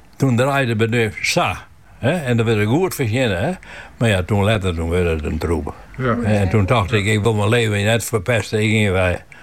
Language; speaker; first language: Dutch; non-native, local second language; Western Frisian